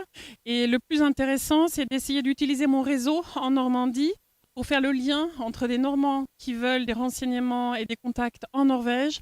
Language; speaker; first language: French; non-native, fluent; Norwegian